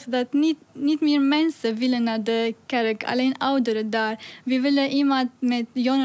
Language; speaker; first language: Dutch; non-native, learner; Arabic